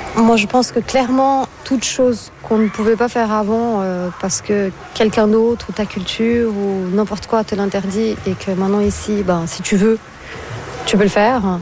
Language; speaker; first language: French; non-native, fluent; Portuguese